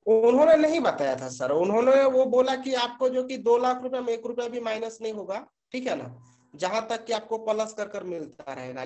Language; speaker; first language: Hindi; native; Hindi